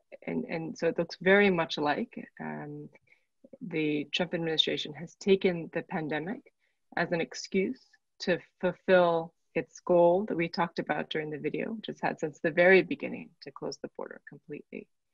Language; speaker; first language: English; native; English